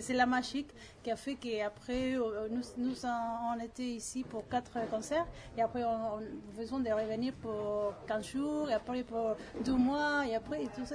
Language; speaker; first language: French; non-native, learner; Spanish